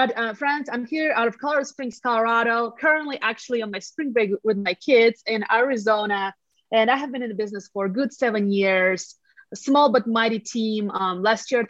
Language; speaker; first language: English; non-native, fluent; Latvian